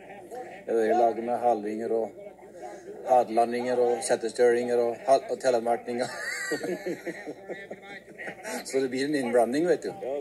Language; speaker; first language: Norwegian; early bilingual, heritage; Norwegian